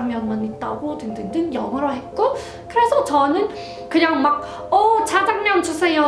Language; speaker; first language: Korean; non-native, fluent; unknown